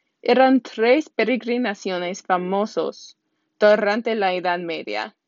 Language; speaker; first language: Spanish; non-native, learner; English